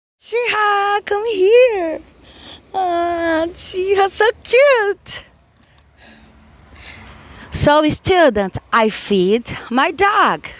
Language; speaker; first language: English; non-native, learner; Portuguese